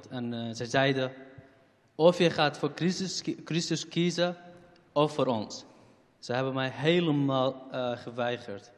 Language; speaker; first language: Dutch; non-native, fluent; Kurdish